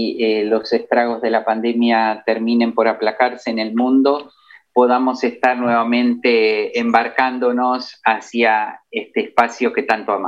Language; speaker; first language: Spanish; native; Spanish